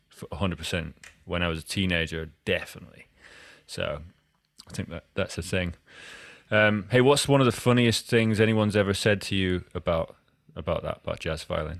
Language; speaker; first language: English; native; English